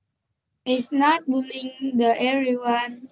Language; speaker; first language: English; non-native, learner; Vietnamese